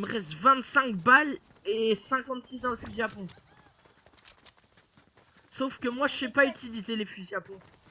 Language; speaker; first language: French; native; French